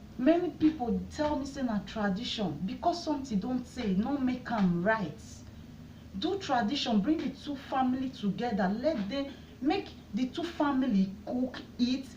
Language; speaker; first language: Nigerian Pidgin; non-native, local second language; Bini